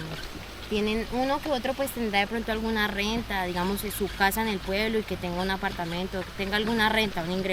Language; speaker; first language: Spanish; native; Spanish